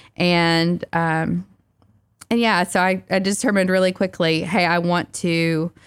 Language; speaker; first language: English; native; English